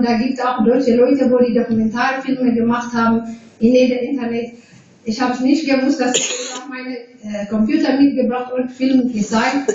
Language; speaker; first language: German; non-native, fluent; Tigrinya